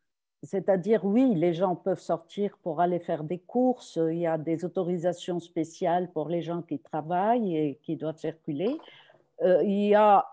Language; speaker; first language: French; non-native, local second language; Arabic